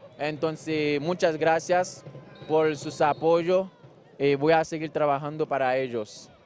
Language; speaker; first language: Spanish; non-native, fluent; Haitian Creole